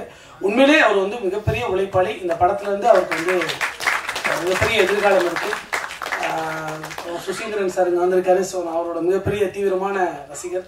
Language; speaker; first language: Tamil; native; Tamil